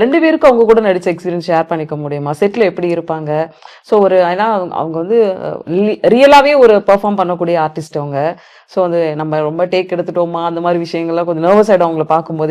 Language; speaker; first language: Tamil; native; Tamil